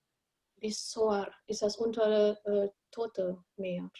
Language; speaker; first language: German; non-native, fluent; Indonesian